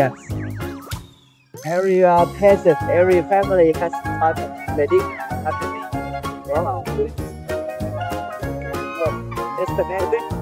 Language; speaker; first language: English; non-native, learner; Vietnamese